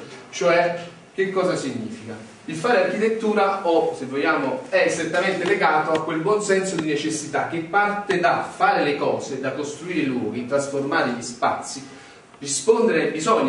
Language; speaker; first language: Italian; native; Italian